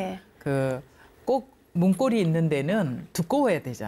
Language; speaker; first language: Korean; native; Korean